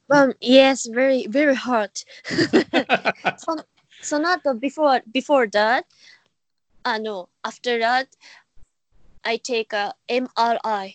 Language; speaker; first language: English; non-native, learner; Japanese